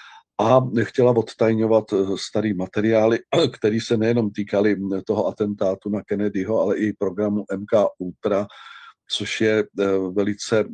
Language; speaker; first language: Czech; native; Czech